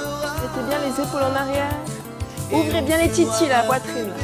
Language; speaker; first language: French; native; French